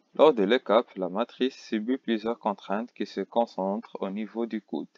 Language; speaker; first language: French; non-native, local second language; Arabic